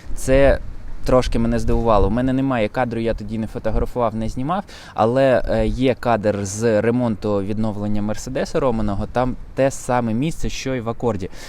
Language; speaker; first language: Ukrainian; non-native, local second language; Russian